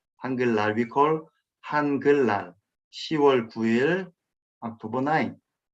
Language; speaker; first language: Korean; native; Korean